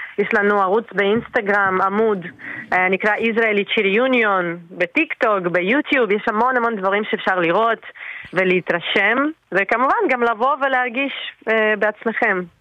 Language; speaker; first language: Hebrew; non-native, fluent; Russian